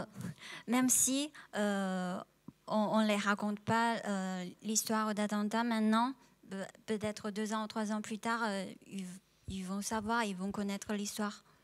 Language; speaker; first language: French; non-native, fluent; Chinese